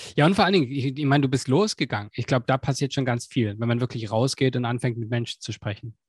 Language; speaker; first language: German; native; German